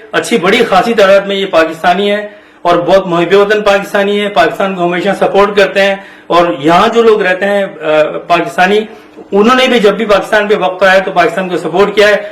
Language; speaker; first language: Urdu; native; Urdu